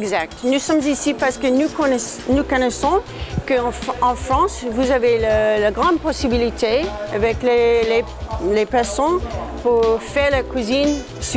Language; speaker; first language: French; non-native, learner; English